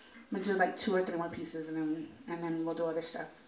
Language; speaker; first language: English; early bilingual, other home language; Spanish